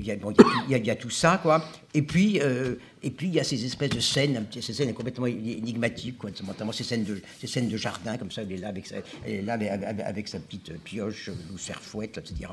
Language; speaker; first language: French; native; French